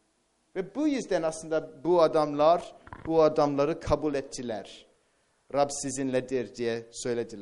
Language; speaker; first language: Turkish; non-native, fluent; English